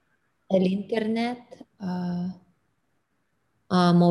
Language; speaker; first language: Spanish; non-native, learner; English